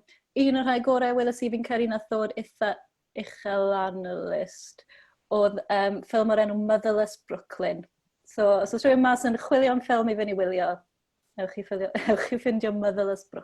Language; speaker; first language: Welsh; native; Welsh